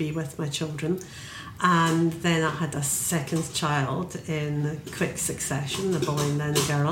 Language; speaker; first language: English; native; English